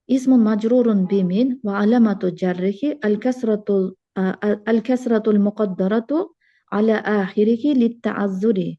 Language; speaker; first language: Arabic; non-native, learner; Uzbek